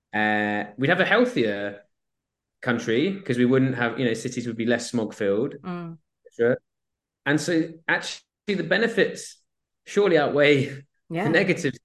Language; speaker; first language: English; native; English